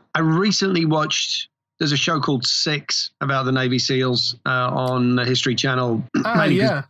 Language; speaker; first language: English; native; English